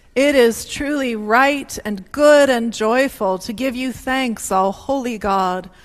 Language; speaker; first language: English; native; English